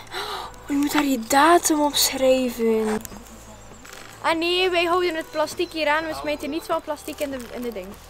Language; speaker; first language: Dutch; native; Dutch